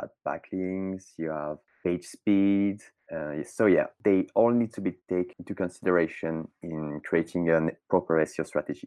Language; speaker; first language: English; non-native, fluent; French